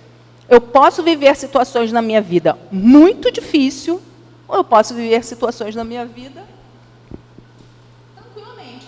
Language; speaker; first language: Portuguese; native; Portuguese